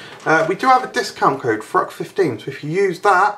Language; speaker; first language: English; native; English